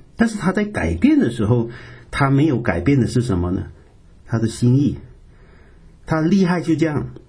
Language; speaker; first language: Chinese; native; Chinese